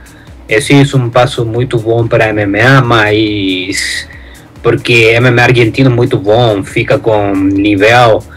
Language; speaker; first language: Portuguese; non-native, learner; Spanish